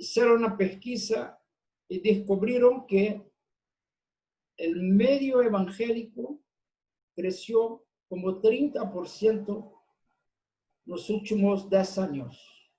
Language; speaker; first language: Spanish; non-native, fluent; Portuguese